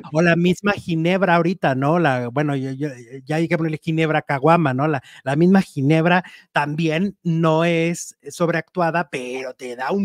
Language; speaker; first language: Spanish; native; Spanish